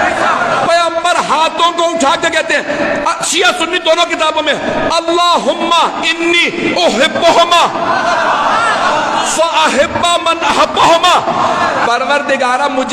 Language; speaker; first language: Urdu; native; Urdu